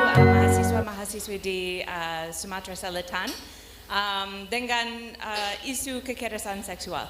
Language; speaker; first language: Indonesian; non-native, learner; English